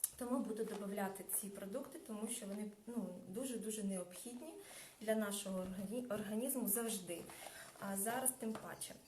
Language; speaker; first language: Ukrainian; non-native, local second language; Russian